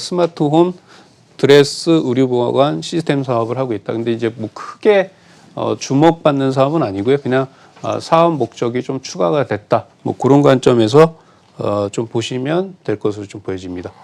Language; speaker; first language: Korean; native; Korean